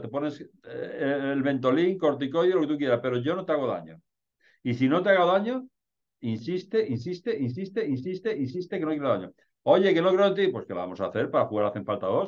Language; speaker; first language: Spanish; native; Spanish